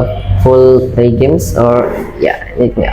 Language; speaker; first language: English; non-native, learner; Indonesian